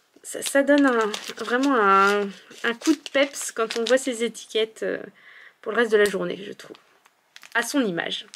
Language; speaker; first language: French; native; French